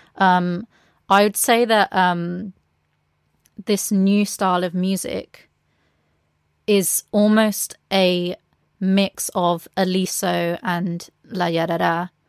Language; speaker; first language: English; native; English